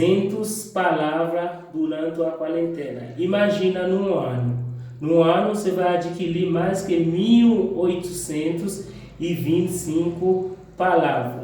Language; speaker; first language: Portuguese; non-native, fluent; Haitian Creole